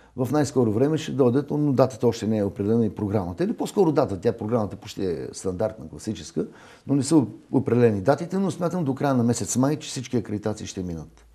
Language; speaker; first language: Bulgarian; native; Bulgarian